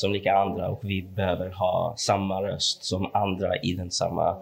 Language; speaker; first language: Swedish; non-native, fluent; English